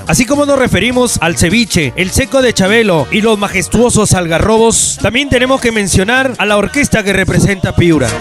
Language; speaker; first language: Spanish; native; Spanish